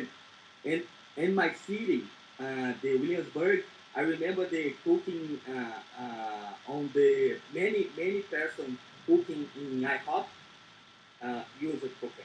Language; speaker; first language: English; non-native, learner; Portuguese